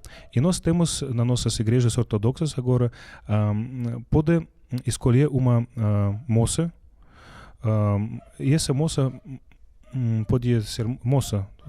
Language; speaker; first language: Portuguese; non-native, learner; Russian